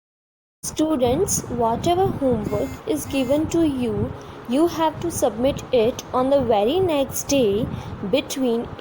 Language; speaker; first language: English; non-native, local second language; Hindi